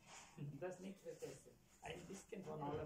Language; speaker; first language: German; non-native, learner; Tamil